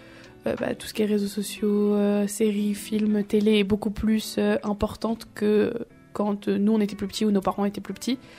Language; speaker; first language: French; native; French